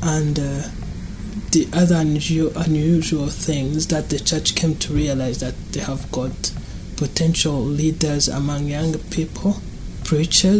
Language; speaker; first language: English; non-native, local second language; Kinyarwanda